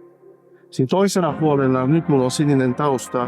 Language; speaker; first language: Finnish; non-native, fluent; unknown